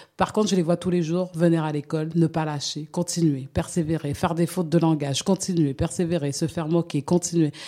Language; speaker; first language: French; native; French